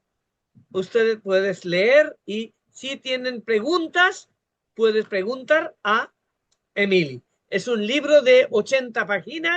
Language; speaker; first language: Spanish; non-native, fluent; Bangla